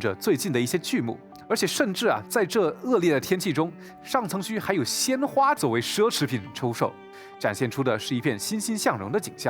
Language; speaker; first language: Chinese; native; Chinese